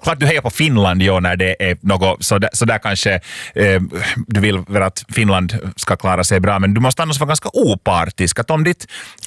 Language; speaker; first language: Swedish; native; Swedish